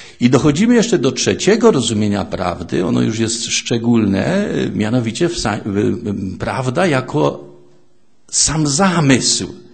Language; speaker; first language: Polish; native; Polish